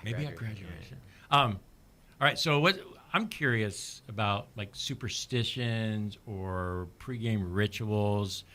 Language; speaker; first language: English; native; English